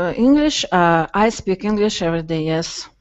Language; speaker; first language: English; non-native, learner; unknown